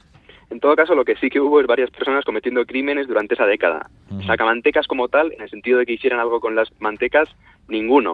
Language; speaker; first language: Spanish; native; Spanish